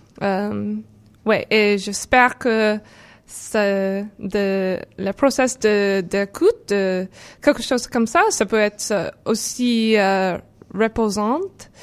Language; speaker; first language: French; non-native, learner; English